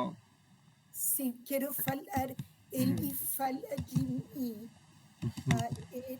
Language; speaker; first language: Portuguese; non-native, fluent; Spanish